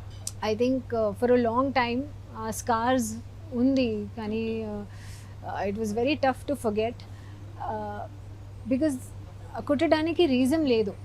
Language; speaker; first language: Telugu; non-native, learner; Hindi